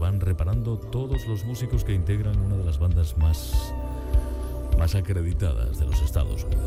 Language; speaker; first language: Spanish; native; Spanish